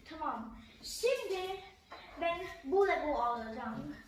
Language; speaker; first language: Turkish; early bilingual, heritage; Turkish